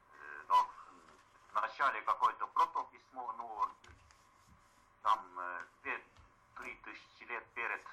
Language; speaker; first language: Russian; non-native, fluent; Estonian